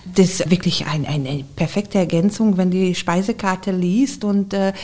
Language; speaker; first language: German; non-native, fluent; Hungarian